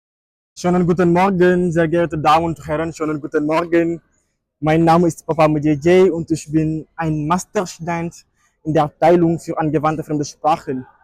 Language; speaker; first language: German; non-native, fluent; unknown